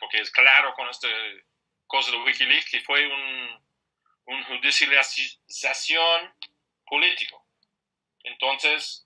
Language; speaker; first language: Spanish; non-native, fluent; English